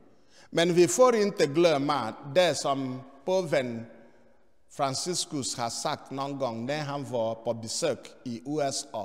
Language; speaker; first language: Swedish; non-native, fluent; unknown